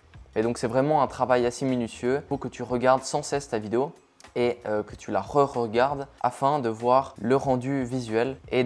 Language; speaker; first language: French; native; French